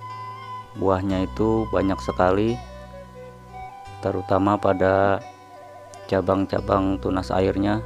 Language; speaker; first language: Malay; non-native, local second language; Sundanese